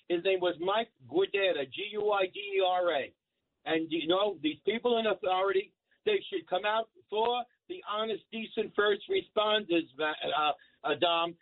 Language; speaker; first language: English; early bilingual, other home language; Italian